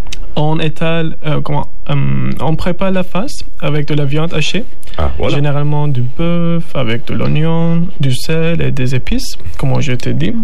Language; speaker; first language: French; non-native, learner; Turkish